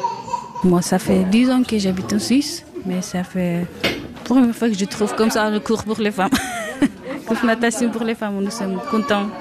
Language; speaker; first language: French; non-native, learner; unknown